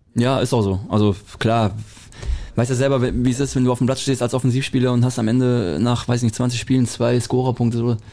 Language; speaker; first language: German; native; German